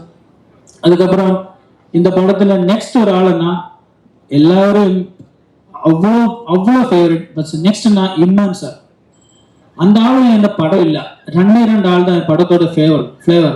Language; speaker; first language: Tamil; non-native, learner; Malayalam